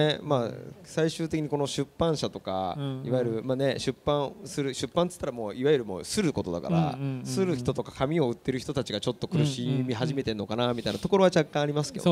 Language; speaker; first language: Japanese; native; Japanese